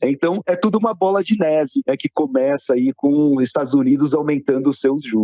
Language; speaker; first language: Portuguese; native; Portuguese